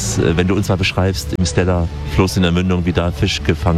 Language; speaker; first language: German; native; German